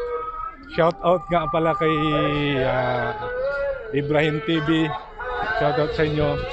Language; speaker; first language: Filipino; non-native, local second language; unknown